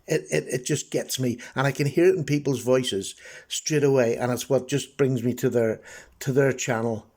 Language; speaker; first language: English; native; English